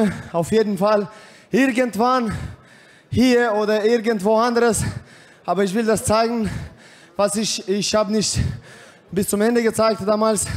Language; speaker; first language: German; non-native, fluent; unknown